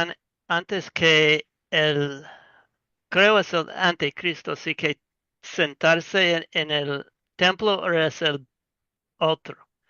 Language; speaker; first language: Spanish; non-native, learner; English